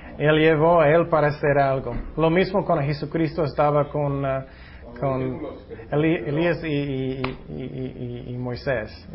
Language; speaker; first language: Spanish; non-native, fluent; English